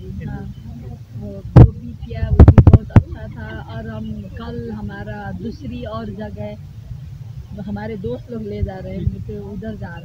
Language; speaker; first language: Hindi; non-native, learner; Nepali